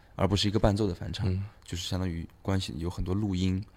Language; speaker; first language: Chinese; native; Chinese